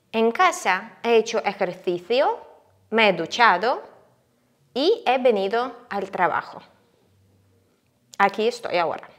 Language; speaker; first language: Spanish; non-native, fluent; Ukrainian